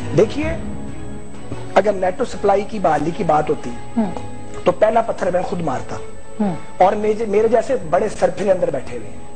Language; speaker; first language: Urdu; non-native, local second language; Punjabi